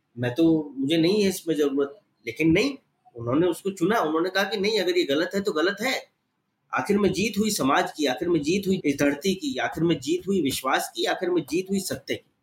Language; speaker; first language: Hindi; native; Hindi